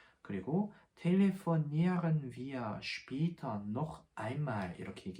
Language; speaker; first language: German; non-native, fluent; Korean